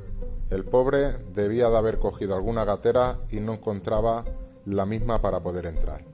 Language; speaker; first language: Spanish; native; Spanish